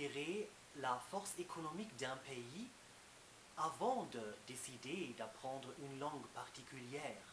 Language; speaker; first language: French; non-native, fluent; German